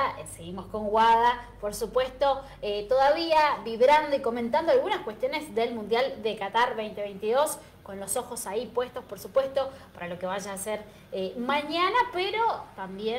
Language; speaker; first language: Spanish; native; Spanish